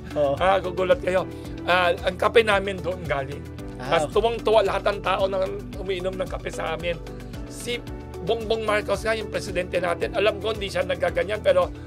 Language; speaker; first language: Filipino; native; Filipino